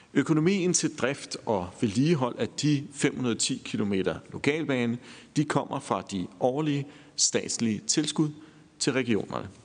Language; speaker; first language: Danish; native; Danish